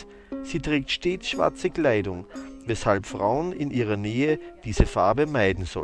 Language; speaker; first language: German; native; German